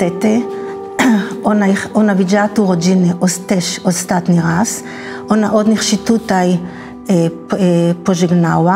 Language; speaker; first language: Polish; early bilingual, heritage; Hebrew